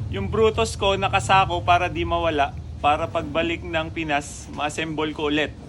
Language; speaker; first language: Filipino; native; Filipino